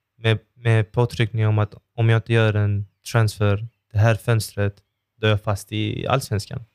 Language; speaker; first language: Swedish; early bilingual, other home language; Persian